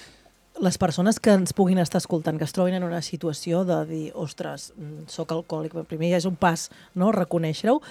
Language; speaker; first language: Catalan; native; Catalan